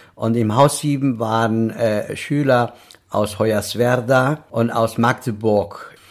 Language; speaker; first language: German; non-native, fluent; Spanish